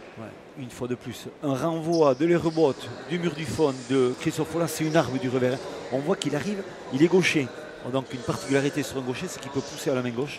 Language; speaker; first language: French; native; French